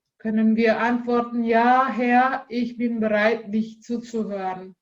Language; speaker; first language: German; non-native, learner; Indonesian